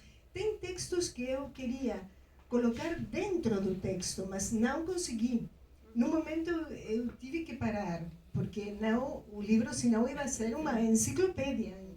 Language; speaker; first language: Portuguese; non-native, fluent; Spanish